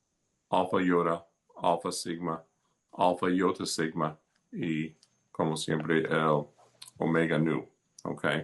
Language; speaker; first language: Spanish; non-native, fluent; English